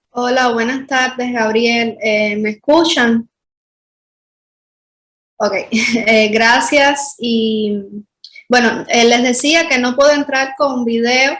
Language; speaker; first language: Spanish; native; Spanish